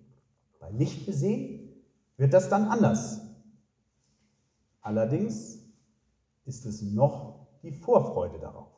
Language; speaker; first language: German; native; German